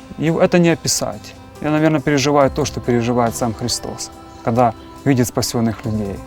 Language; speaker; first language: Russian; native; Russian